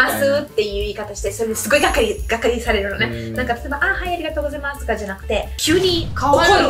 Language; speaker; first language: Japanese; non-native, fluent; Italian